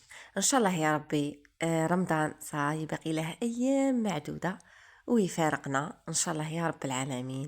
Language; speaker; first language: Arabic; native; Arabic